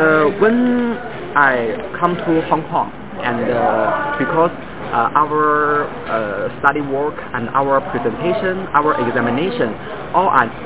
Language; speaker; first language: English; non-native, fluent; Chinese